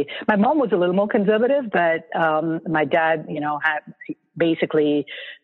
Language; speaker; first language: English; non-native, local second language; Bangla